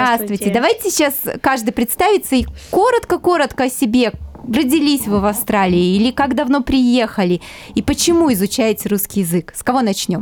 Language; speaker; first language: Russian; native; Russian